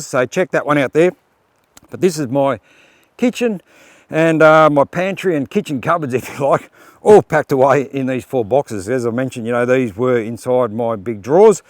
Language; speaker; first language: English; native; English